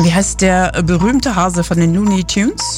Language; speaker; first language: German; native; German